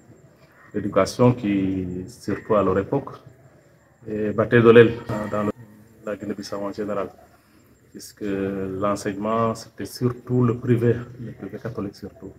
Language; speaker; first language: French; non-native, local second language; Serer